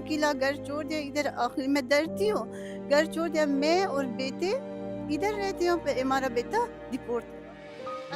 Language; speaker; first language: Hindi; non-native, learner; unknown